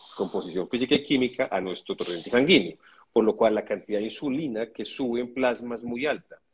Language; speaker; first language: Spanish; native; Spanish